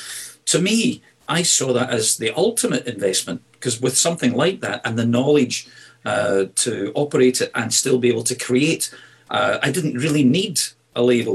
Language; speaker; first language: English; native; English